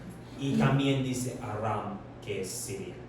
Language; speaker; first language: Spanish; non-native, learner; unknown